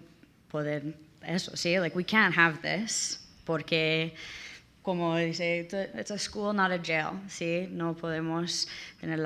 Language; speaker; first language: Spanish; non-native, learner; English